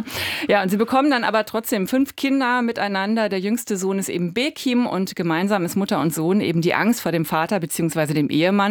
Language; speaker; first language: German; native; German